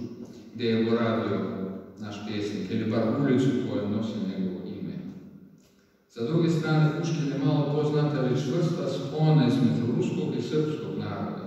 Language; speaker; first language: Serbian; non-native, fluent; Russian